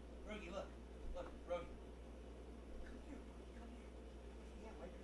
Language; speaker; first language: English; native; English